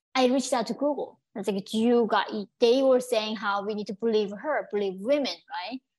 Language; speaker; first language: English; early bilingual, other home language; Korean